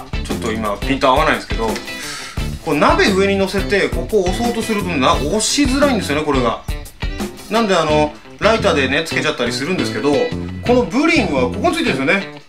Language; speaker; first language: Japanese; native; Japanese